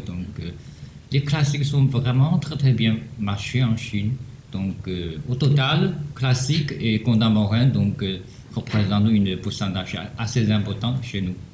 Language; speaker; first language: French; non-native, fluent; Chinese